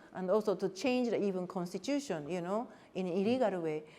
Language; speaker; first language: English; non-native, fluent; Japanese